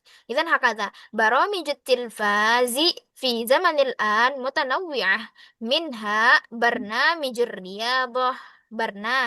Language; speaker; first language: Arabic; non-native, fluent; Indonesian